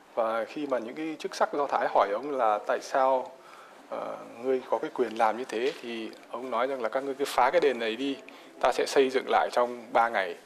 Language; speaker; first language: Vietnamese; native; Vietnamese